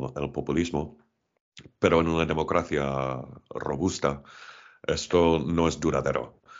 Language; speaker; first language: Spanish; non-native, fluent; English